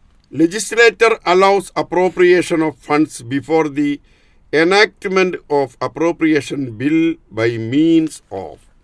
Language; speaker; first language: English; non-native, local second language; Malayalam